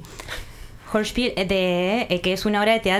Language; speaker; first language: Spanish; native; Spanish